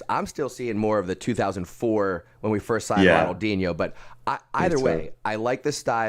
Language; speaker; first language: English; native; English